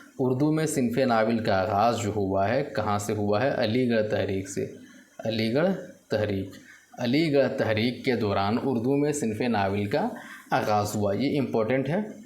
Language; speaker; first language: Urdu; native; Urdu